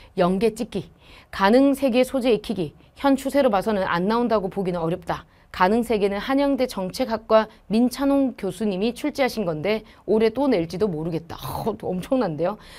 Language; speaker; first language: Korean; native; Korean